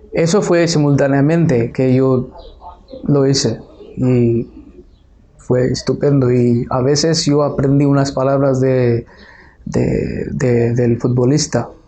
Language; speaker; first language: Spanish; non-native, fluent; Bangla